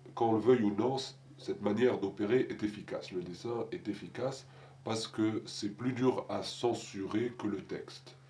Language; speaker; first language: French; non-native, local second language; Arabic